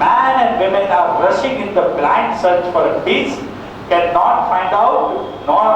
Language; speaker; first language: English; non-native, local second language; Gujarati